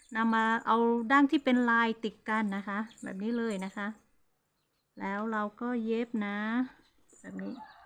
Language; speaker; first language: Thai; non-native, local second language; Hmong